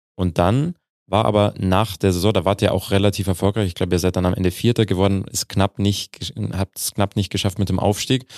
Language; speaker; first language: German; native; German